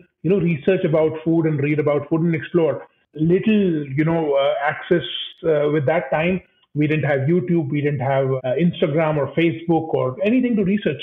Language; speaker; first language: English; non-native, local second language; Hindi